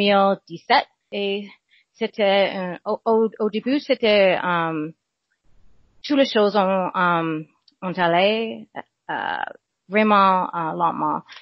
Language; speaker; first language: French; non-native, learner; English